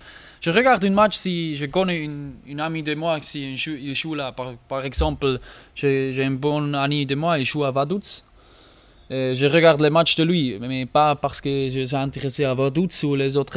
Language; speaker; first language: French; non-native, learner; German